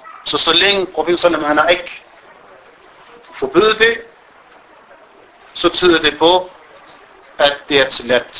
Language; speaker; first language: Danish; early bilingual, other home language; Arabic